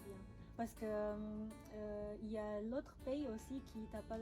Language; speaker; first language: French; non-native, learner; Indonesian